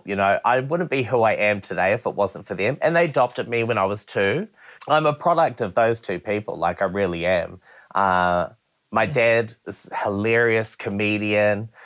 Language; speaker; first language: English; native; English